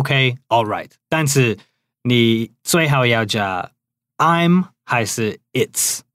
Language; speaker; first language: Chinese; non-native, fluent; English